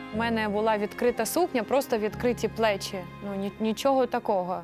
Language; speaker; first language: Ukrainian; native; Ukrainian